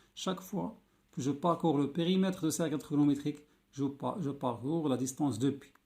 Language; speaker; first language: French; non-native, local second language; Arabic